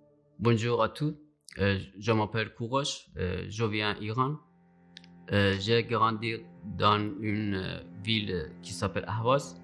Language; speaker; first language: French; non-native, learner; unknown